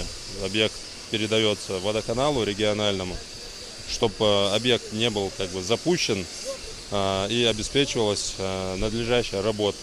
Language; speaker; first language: Russian; non-native, local second language; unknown